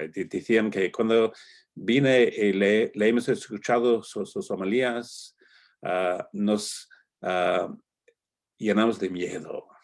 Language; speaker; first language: Spanish; non-native, fluent; English